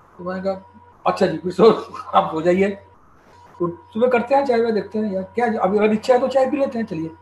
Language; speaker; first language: Hindi; non-native, local second language; Bangla